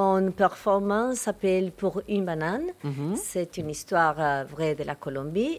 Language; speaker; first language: French; non-native, learner; Spanish